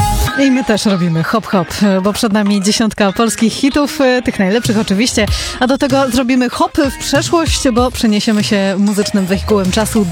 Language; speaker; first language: Polish; native; Polish